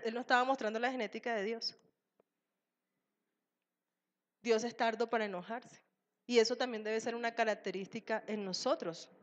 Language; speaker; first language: Spanish; native; Spanish